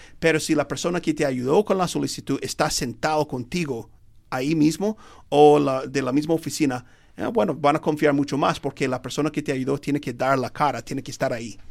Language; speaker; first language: Spanish; non-native, fluent; English